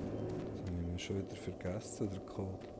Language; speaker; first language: German; native; German